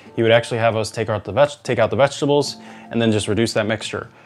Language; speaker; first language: English; native; English